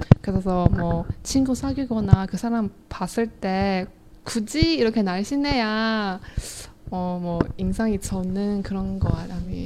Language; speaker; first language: Korean; non-native, fluent; Chinese